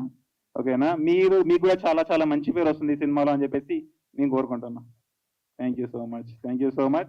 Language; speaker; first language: Telugu; native; Telugu